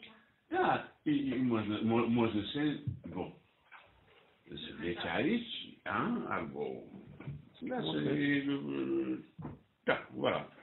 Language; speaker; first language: Polish; non-native, learner; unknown